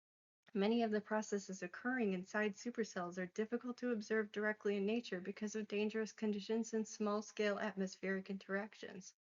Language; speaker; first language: English; native; English